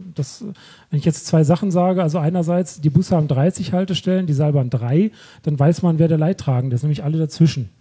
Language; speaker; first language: German; native; German